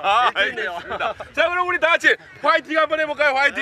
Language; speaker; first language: Korean; native; Korean